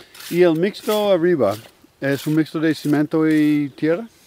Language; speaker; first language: Spanish; non-native, learner; English